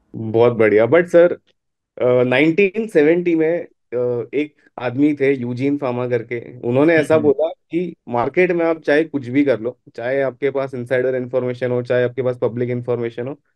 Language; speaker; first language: Hindi; non-native, local second language; Gujarati